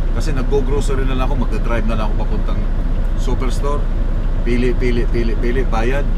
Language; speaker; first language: Filipino; native; Filipino